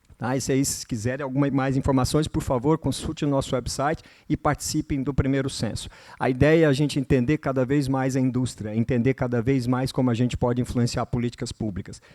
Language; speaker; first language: Portuguese; native; Portuguese